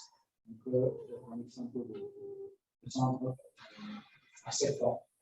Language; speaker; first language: French; non-native, fluent; Spanish